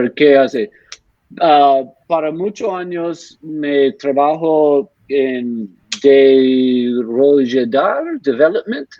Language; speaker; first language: Spanish; non-native, learner; English